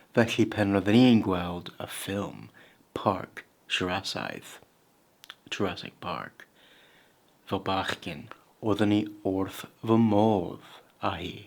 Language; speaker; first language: Welsh; non-native, fluent; English